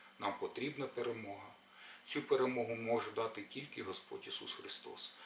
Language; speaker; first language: Ukrainian; native; Ukrainian